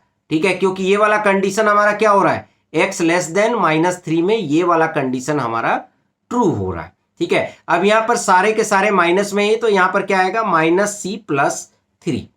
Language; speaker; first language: Hindi; native; Hindi